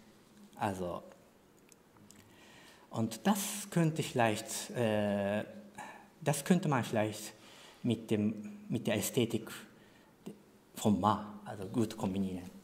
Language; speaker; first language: German; non-native, fluent; Japanese